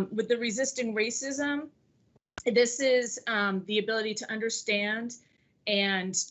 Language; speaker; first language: English; native; English